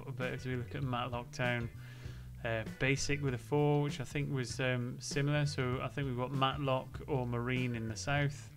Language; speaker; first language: English; native; English